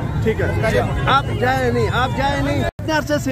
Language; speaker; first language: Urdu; non-native, local second language; Pashto